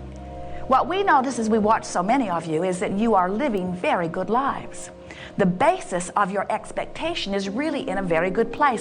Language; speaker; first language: English; native; English